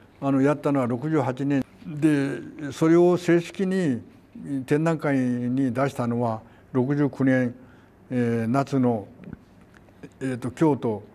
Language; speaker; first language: Japanese; non-native, fluent; Korean